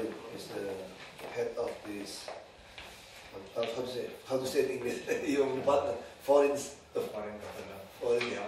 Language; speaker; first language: English; non-native, learner; Indonesian